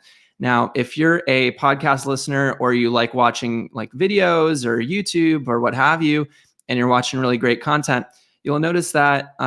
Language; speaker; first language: English; native; English